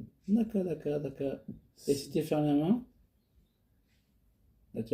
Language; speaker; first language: French; native; French